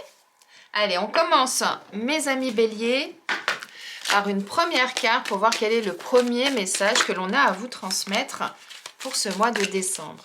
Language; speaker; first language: French; native; French